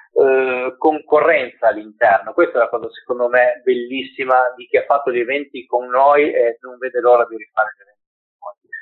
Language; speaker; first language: Italian; early bilingual, heritage; Spanish